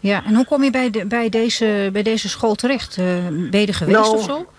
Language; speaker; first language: Dutch; native; Dutch